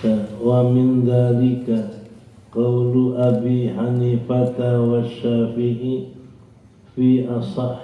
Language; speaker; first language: Arabic; non-native, fluent; Indonesian